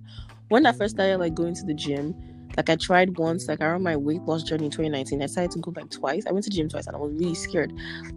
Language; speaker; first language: English; non-native, local second language; Yoruba